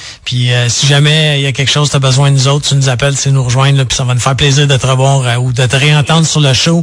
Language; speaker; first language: French; native; French